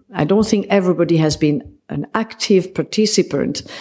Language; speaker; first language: English; non-native, fluent; French